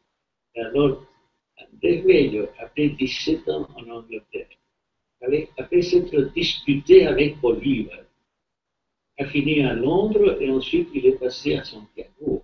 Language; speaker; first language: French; non-native, fluent; Spanish